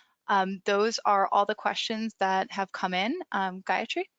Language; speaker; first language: English; native; English